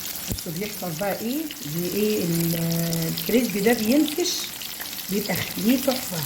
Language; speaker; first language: Arabic; native; Arabic